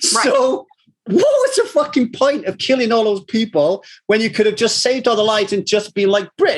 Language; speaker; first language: English; native; English